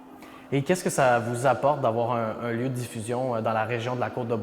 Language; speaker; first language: French; native; French